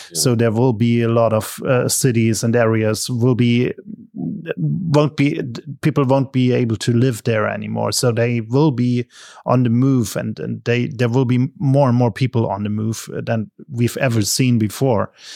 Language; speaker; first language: English; non-native, fluent; German